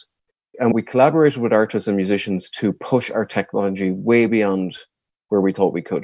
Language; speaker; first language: English; native; English